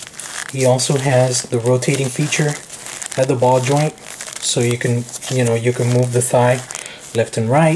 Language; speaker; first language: English; native; English